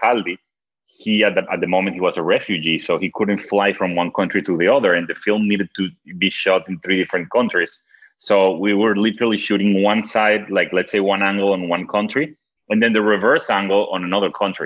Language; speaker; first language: English; non-native, fluent; Spanish